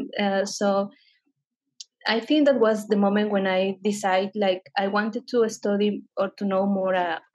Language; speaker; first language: English; non-native, fluent; Spanish